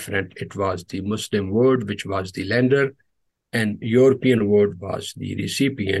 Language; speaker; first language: English; non-native, local second language; Urdu